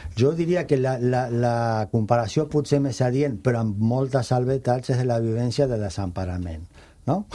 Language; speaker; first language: Catalan; non-native, fluent; Spanish